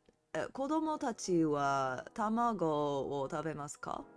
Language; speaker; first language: Japanese; non-native, learner; English